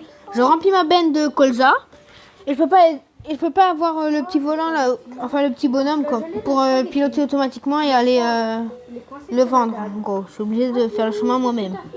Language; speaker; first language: French; native; French